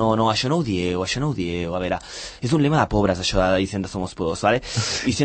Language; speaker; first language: Catalan; native; Catalan